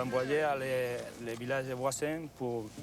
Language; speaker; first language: French; non-native, fluent; Spanish